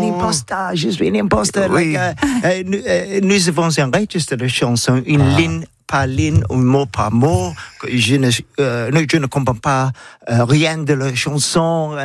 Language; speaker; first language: French; non-native, learner; English